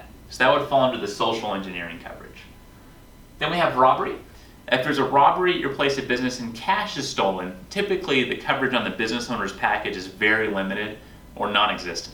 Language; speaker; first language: English; native; English